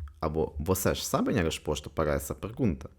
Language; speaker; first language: Portuguese; non-native, fluent; Ukrainian